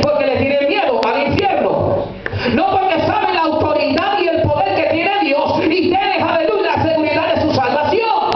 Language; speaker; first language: Spanish; early bilingual, heritage; Spanish